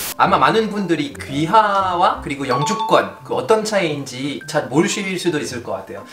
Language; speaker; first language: Korean; non-native, fluent; French